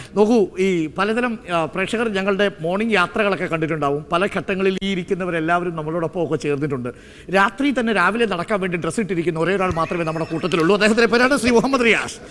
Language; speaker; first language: Malayalam; native; Malayalam